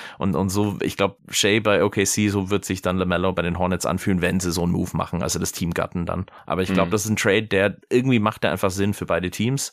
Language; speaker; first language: German; early bilingual, other home language; English